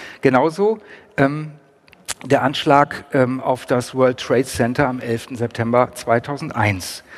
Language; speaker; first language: German; native; German